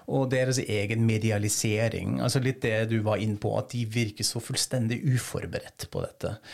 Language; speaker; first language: Norwegian; non-native, fluent; German